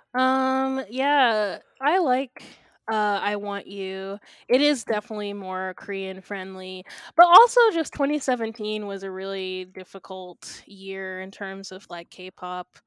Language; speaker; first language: English; native; English